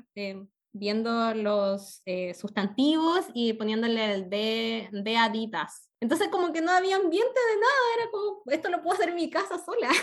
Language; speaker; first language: Spanish; native; Spanish